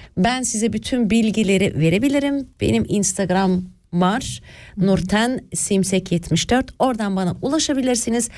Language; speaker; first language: Turkish; early bilingual, other home language; Swiss German